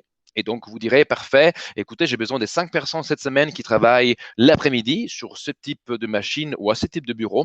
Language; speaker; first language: French; native; French